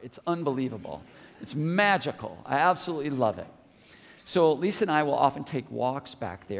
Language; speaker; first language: English; native; English